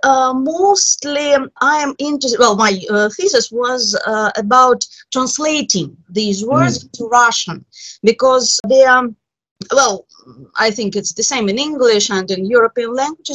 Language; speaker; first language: English; non-native, fluent; Russian